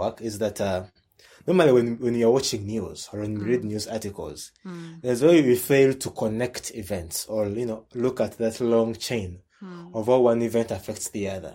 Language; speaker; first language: English; non-native, local second language; Ganda